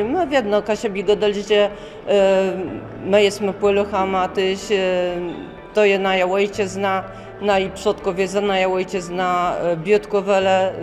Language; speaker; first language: Polish; non-native, local second language; Kashubian